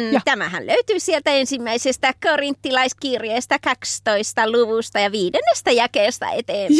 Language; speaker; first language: Finnish; native; Finnish